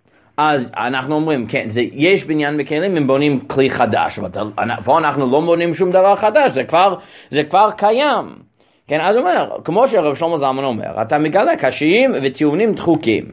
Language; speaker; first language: Hebrew; non-native, fluent; English